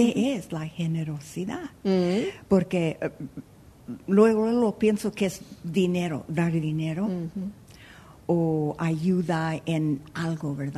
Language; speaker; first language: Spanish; early bilingual, heritage; Spanish